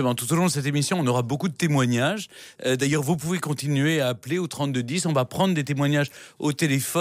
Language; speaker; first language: French; native; French